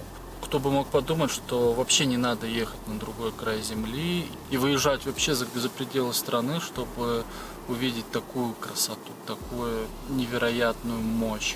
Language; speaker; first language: Russian; native; Russian